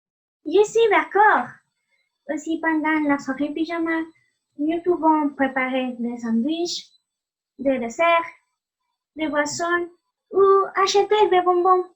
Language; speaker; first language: French; non-native, learner; Spanish